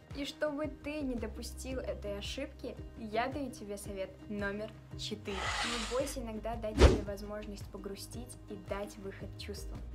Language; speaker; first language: Russian; early bilingual, other home language; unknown